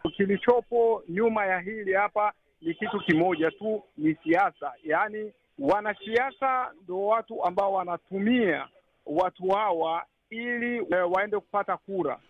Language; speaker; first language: Swahili; native; Swahili